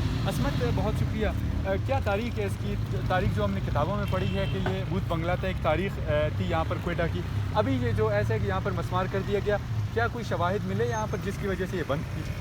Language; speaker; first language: Urdu; native; Urdu